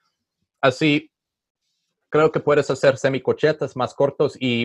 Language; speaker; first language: Spanish; non-native, learner; English